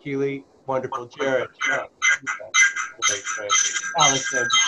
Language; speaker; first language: English; native; English